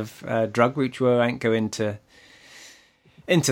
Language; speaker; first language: English; native; English